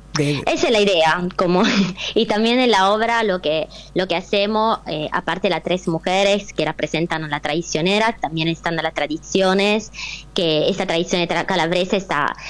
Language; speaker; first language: Spanish; non-native, fluent; Italian